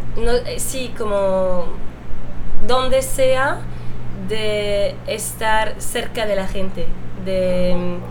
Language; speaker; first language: Spanish; non-native, fluent; French